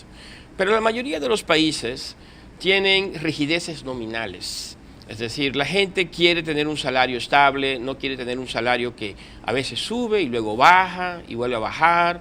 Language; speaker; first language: Spanish; native; Spanish